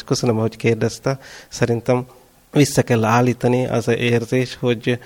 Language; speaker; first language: Hungarian; non-native, fluent; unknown